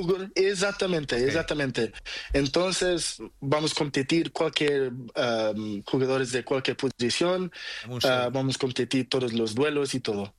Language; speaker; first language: Spanish; non-native, learner; Portuguese